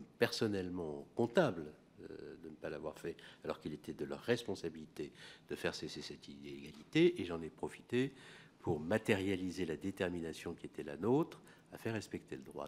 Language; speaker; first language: French; native; French